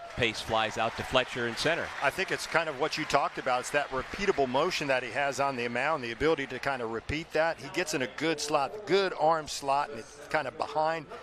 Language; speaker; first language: English; native; English